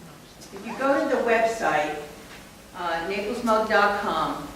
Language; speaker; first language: English; native; English